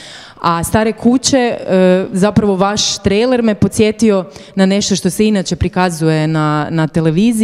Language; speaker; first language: Croatian; native; Croatian